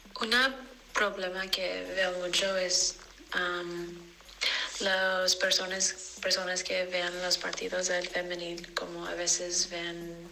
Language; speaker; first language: Spanish; non-native, learner; English